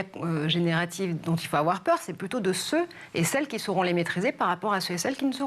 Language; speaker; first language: French; native; French